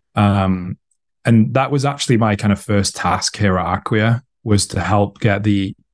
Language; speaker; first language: English; native; English